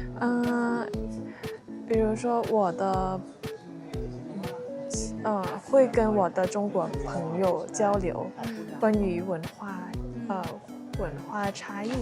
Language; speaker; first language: Chinese; non-native, learner; Thai